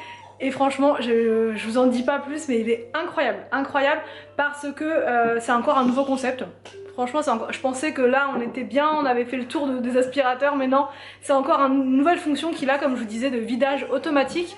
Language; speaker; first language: French; native; French